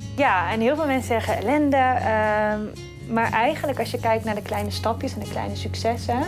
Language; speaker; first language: Dutch; native; Dutch